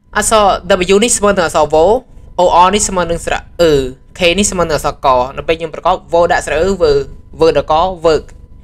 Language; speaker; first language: Khmer; native; Khmer